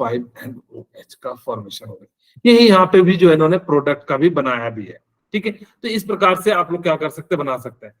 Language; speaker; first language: Hindi; native; Hindi